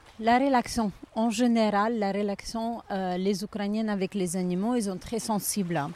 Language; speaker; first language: French; non-native, learner; Ukrainian